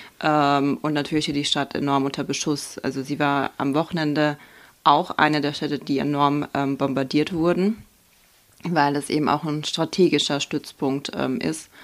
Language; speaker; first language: German; early bilingual, other home language; Ukrainian